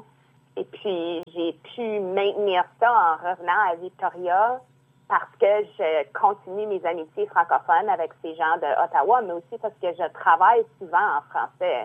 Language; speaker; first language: French; native; French